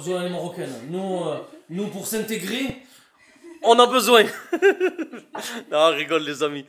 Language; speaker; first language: French; native; French